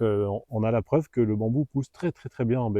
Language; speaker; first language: French; native; French